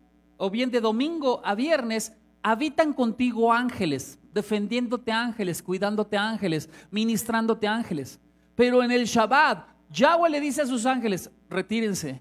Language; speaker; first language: Spanish; native; Spanish